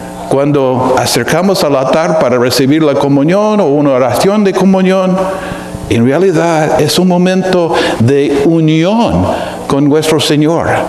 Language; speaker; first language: Spanish; non-native, fluent; English